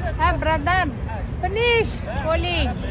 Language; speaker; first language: English; non-native, learner; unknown